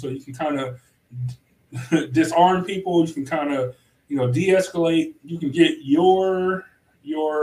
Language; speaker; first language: English; native; English